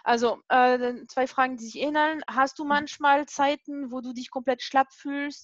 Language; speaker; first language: German; non-native, fluent; French